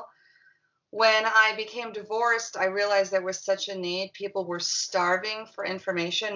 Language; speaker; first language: English; native; English